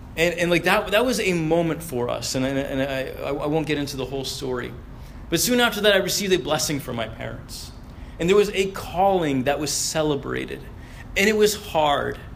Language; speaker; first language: English; early bilingual, other home language; Arabic